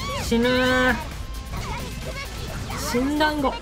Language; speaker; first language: Japanese; native; Japanese